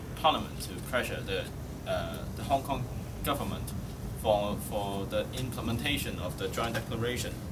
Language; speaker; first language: English; non-native, local second language; Cantonese